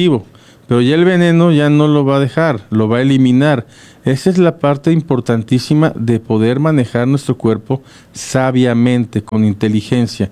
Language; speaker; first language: Spanish; native; Spanish